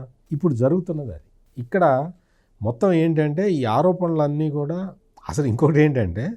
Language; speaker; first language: Telugu; native; Telugu